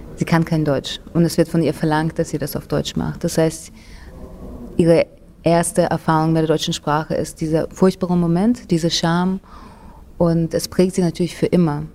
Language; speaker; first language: German; early bilingual, other home language; Russian